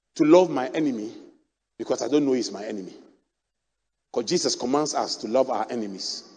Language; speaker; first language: English; non-native, local second language; Akan